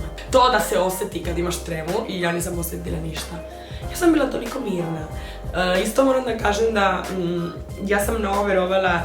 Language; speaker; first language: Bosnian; non-native, fluent; Spanish